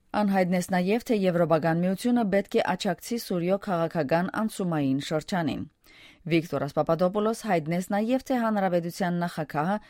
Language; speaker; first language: Armenian; early bilingual, heritage; Armenian